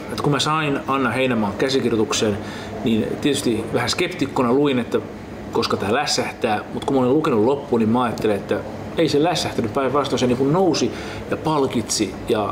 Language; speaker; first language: Finnish; native; Finnish